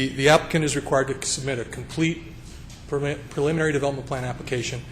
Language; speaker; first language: English; native; English